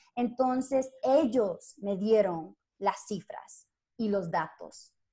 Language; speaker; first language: Spanish; early bilingual, other home language; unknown